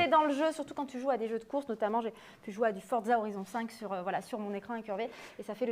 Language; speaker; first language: French; native; French